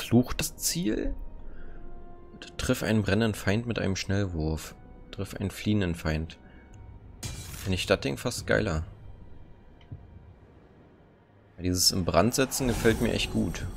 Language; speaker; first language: German; native; German